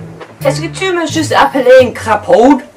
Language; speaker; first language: French; non-native, learner; English